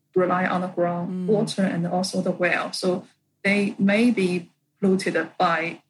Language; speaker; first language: English; non-native, fluent; Chinese